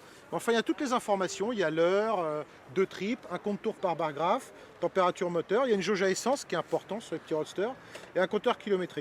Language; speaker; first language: French; native; French